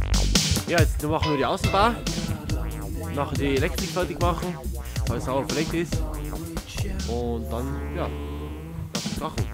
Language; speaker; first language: German; native; German